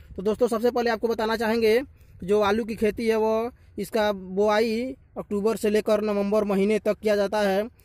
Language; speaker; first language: Hindi; native; Hindi